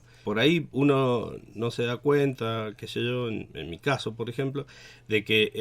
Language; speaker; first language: Spanish; native; Spanish